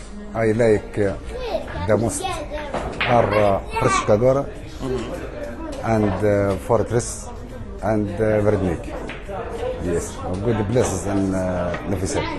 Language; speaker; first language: English; non-native, learner; Arabic